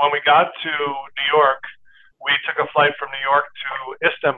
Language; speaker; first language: English; native; English